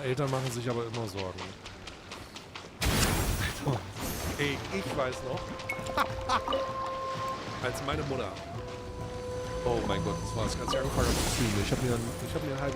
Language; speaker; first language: German; native; German